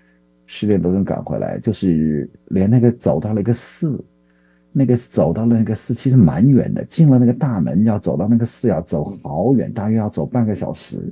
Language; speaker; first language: Chinese; native; Chinese